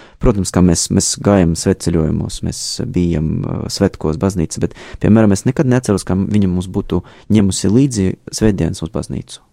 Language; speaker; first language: Latvian; non-native, fluent; Russian